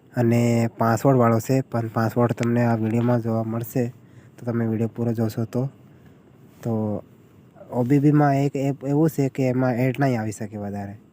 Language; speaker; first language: Gujarati; non-native, local second language; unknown